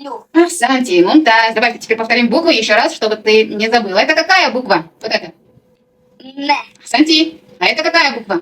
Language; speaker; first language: Russian; non-native, local second language; Kazakh